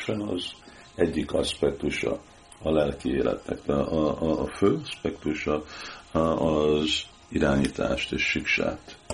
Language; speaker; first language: Hungarian; early bilingual, heritage; Hungarian